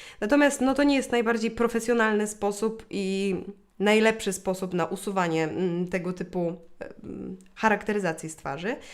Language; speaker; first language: Polish; native; Polish